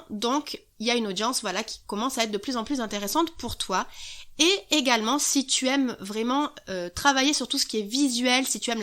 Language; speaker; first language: French; native; French